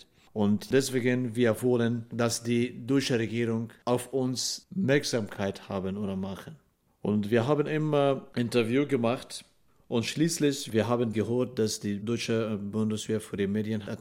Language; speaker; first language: German; non-native, fluent; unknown